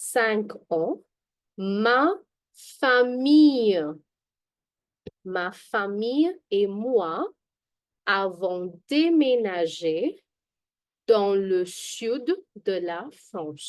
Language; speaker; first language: French; non-native, fluent; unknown